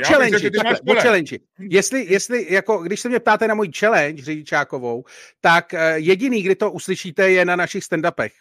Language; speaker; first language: Czech; native; Czech